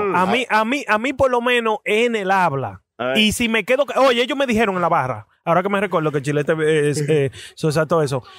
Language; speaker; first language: Spanish; early bilingual, heritage; Spanish